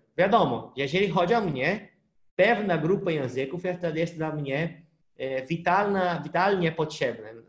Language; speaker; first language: Polish; non-native, fluent; Portuguese